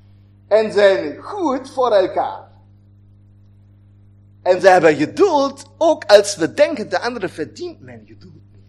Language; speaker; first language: Dutch; non-native, fluent; German